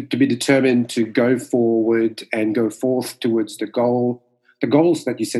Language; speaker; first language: English; non-native, fluent; Morisyen